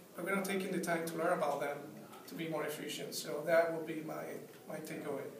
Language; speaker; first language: English; non-native, fluent; Spanish